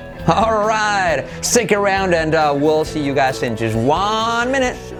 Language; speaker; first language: English; non-native, fluent; Spanish